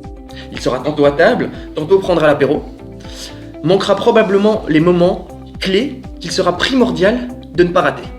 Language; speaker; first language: French; native; French